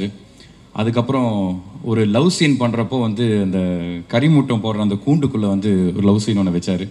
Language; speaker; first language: Tamil; native; Tamil